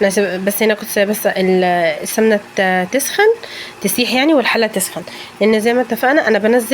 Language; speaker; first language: Arabic; native; Arabic